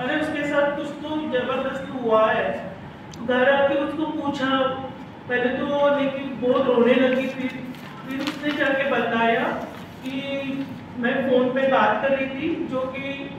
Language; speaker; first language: Hindi; non-native, local second language; Marathi